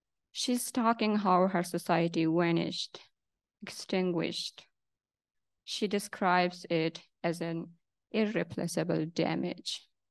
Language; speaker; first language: English; non-native, local second language; Hazaragi